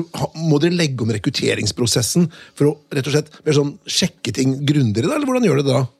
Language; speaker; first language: Norwegian; native; Norwegian